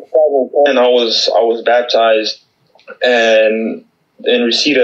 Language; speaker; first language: English; native; English